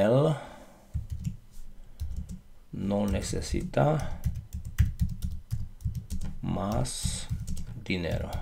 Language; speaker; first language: Spanish; non-native, learner; Slovak